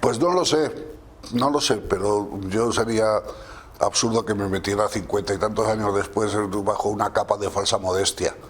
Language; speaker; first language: Spanish; native; Spanish